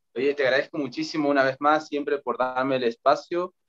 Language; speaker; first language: Spanish; native; Spanish